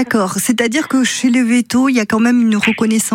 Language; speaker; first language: French; native; French